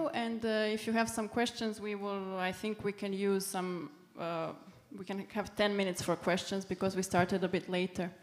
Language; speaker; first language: English; non-native, fluent; Serbian